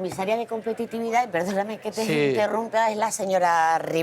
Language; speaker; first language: Spanish; native; Spanish